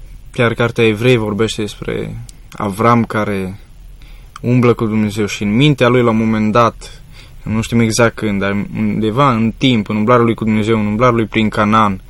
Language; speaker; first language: Romanian; native; Romanian